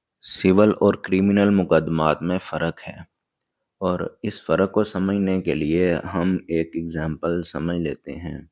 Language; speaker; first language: Urdu; native; Urdu